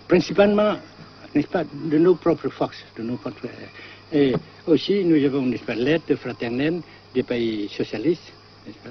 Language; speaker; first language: French; non-native, local second language; Vietnamese